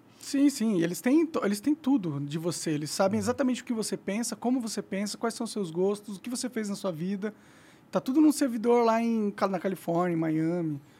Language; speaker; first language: Portuguese; native; Portuguese